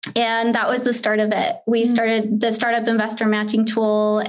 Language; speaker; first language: English; early bilingual, other home language; Spanish